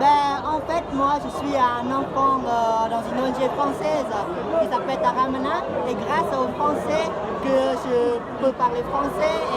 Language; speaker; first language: French; non-native, fluent; Khmer